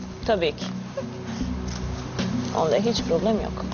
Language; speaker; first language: Turkish; non-native, learner; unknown